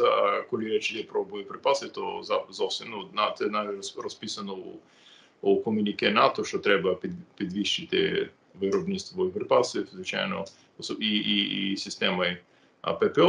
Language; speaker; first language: Ukrainian; non-native, fluent; English